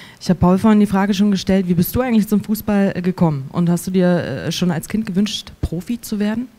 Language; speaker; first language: German; native; German